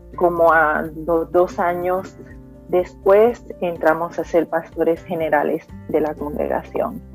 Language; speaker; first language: Spanish; early bilingual, heritage; Spanish